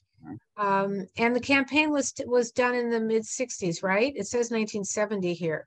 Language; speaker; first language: English; native; English